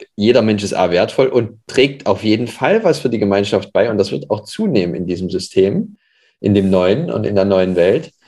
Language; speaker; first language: German; native; German